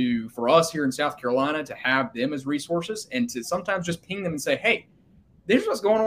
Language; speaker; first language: English; native; English